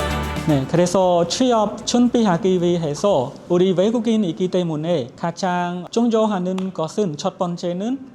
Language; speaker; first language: Korean; non-native, learner; Khmer